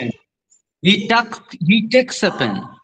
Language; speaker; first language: English; non-native, fluent; Bangla